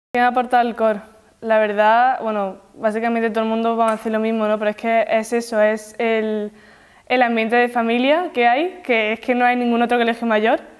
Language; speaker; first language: Spanish; native; Spanish